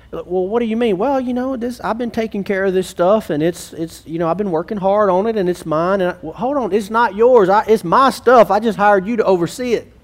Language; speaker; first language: English; native; English